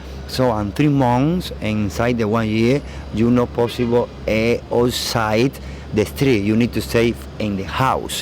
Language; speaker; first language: English; non-native, learner; Spanish